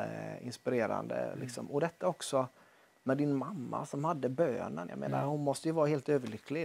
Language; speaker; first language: Swedish; native; Swedish